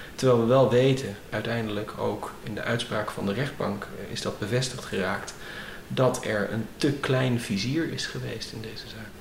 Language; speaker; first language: Dutch; native; Dutch